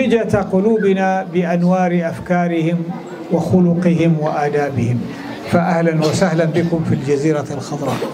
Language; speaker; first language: Arabic; non-native, fluent; Swahili